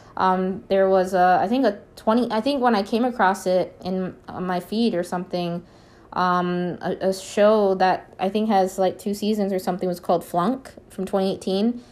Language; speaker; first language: English; native; English